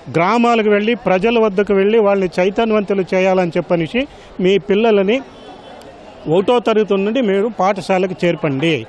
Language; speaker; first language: Telugu; native; Telugu